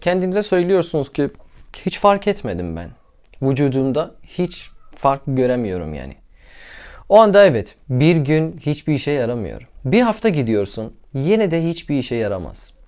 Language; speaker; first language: Turkish; non-native, learner; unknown